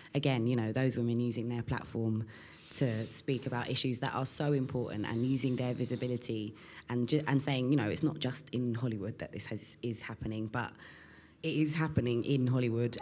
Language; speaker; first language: English; native; English